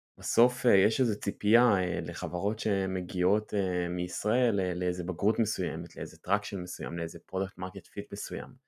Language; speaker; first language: Hebrew; native; Hebrew